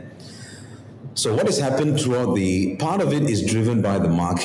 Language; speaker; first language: English; non-native, local second language; Tamil